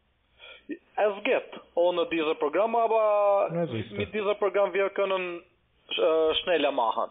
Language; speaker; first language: German; non-native, learner; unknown